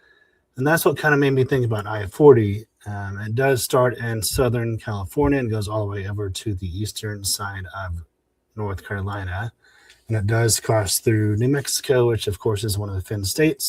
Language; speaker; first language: English; native; English